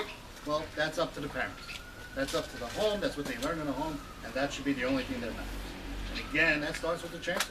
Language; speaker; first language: English; native; English